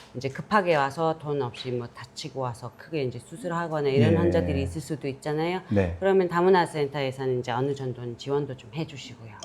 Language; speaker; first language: Korean; non-native, fluent; Mongolian